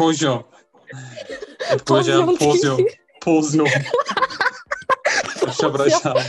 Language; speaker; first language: Polish; non-native, learner; Turkish